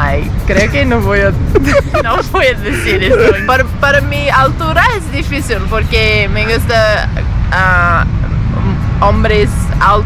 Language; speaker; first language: Spanish; non-native, learner; English